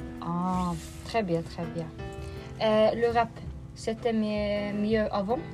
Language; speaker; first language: French; non-native, learner; Norwegian